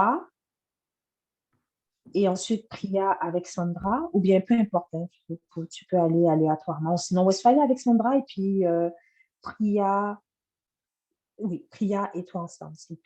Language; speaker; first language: French; native; French